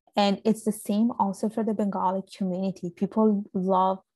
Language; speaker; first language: English; non-native, fluent; Italian